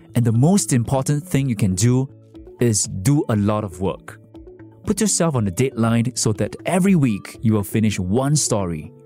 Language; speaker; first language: English; non-native, fluent; Chinese